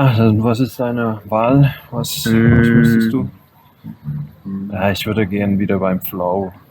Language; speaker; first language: German; non-native, fluent; Spanish